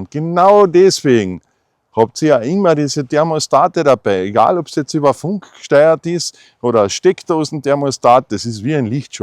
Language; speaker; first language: German; native; German